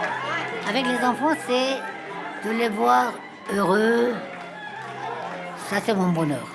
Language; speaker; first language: French; non-native, fluent; Armenian